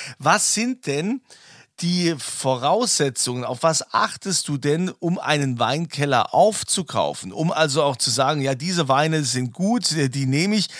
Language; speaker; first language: German; native; German